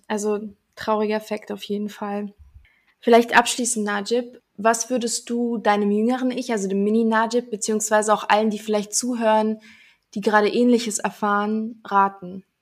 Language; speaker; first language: German; native; German